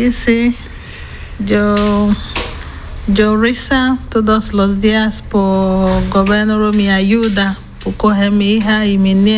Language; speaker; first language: Spanish; non-native, learner; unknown